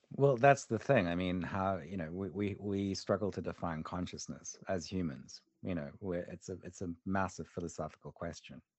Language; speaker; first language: English; native; English